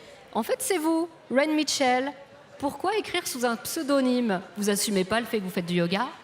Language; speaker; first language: French; native; French